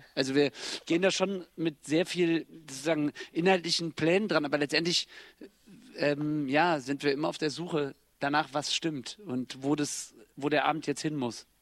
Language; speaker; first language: German; native; German